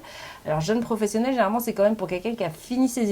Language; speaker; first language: French; native; French